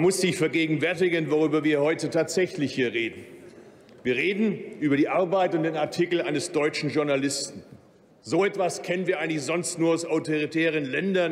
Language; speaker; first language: German; early bilingual, other home language; Turkish